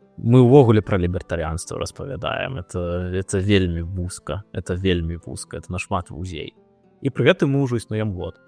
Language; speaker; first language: Belarusian; non-native, local second language; Russian